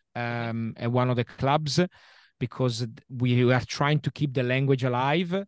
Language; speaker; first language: English; non-native, fluent; Italian